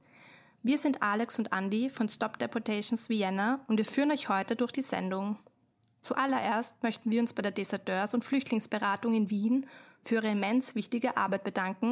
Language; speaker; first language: German; native; German